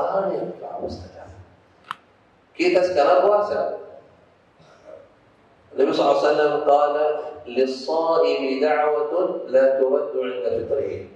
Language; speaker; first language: Indonesian; non-native, fluent; Arabic